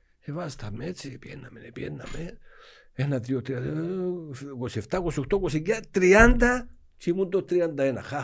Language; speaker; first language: Greek; native; Greek